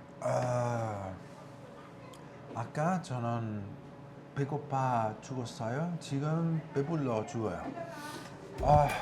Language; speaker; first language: Korean; non-native, learner; Italian